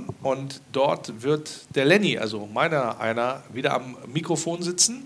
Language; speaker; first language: German; native; German